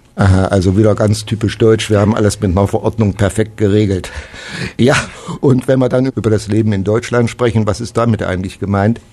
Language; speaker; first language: German; native; German